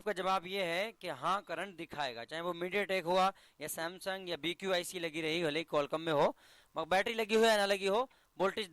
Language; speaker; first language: Hindi; native; Hindi